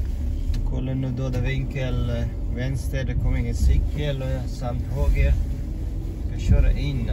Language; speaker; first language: Swedish; non-native, fluent; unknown